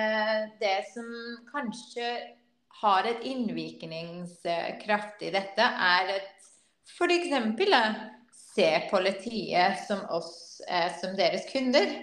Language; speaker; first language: Norwegian; non-native, fluent; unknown